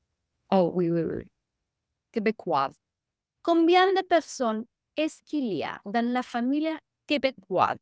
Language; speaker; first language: French; non-native, learner; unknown